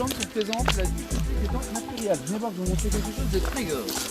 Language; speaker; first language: French; native; French